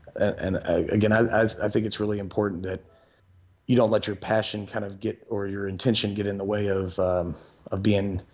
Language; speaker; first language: English; native; English